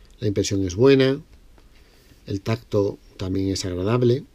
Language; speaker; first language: Spanish; native; Spanish